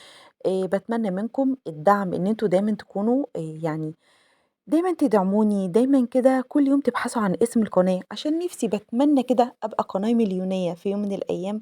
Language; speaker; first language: Arabic; native; Arabic